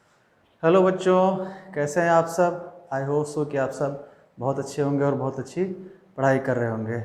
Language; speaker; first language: Hindi; native; Hindi